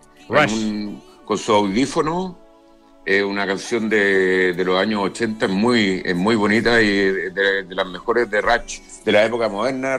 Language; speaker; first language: Spanish; native; Spanish